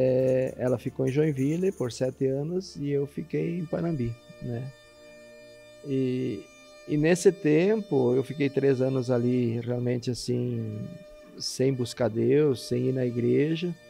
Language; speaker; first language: Portuguese; native; Portuguese